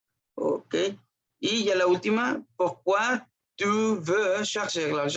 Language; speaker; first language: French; non-native, fluent; Spanish